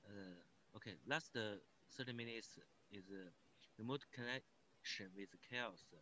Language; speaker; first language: English; non-native, learner; Chinese